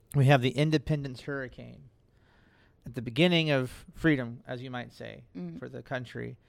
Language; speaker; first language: English; native; English